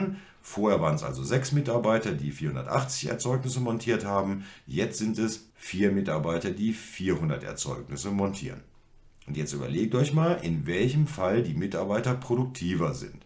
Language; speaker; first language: German; native; German